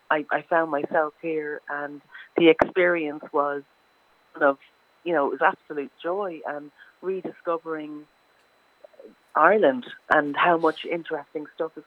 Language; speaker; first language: English; native; English